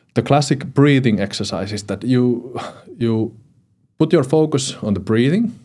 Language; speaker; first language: English; non-native, fluent; Finnish